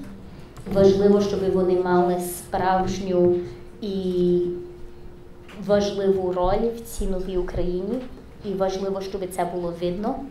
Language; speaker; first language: Ukrainian; early bilingual, heritage; English